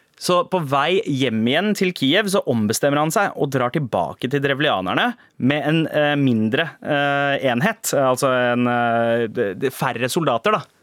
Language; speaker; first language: Norwegian; early bilingual, other home language; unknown